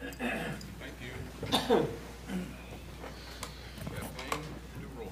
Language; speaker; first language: English; native; English